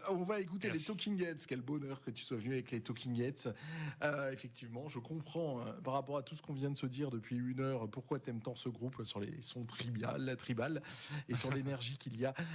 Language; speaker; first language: French; native; French